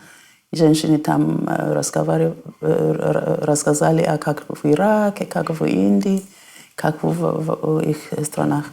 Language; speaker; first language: Russian; non-native, fluent; North Ndebele